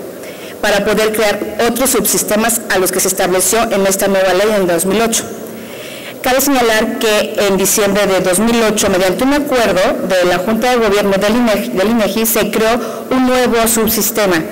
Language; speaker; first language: Spanish; native; Spanish